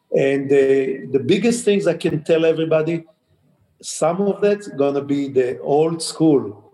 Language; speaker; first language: English; non-native, fluent; Hebrew